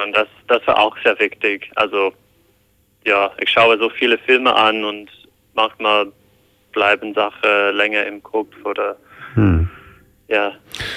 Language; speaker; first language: German; non-native, fluent; English